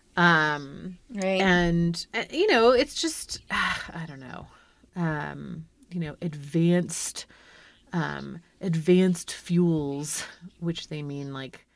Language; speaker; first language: English; native; English